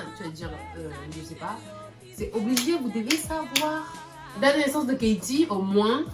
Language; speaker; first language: French; native; French